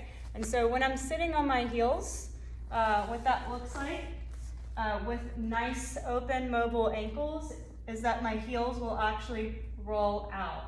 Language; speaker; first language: English; native; English